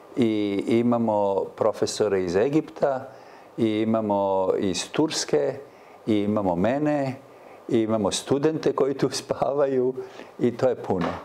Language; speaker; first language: Serbian; native; Serbian